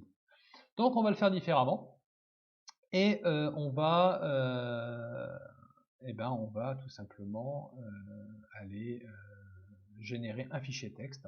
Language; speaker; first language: French; native; French